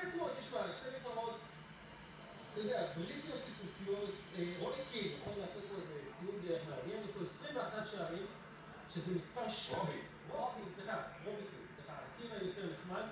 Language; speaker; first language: Hebrew; native; Hebrew